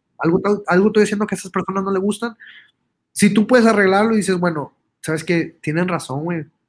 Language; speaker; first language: Spanish; early bilingual, heritage; Spanish